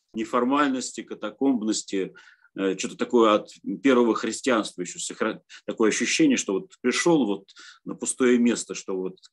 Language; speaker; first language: Russian; native; Russian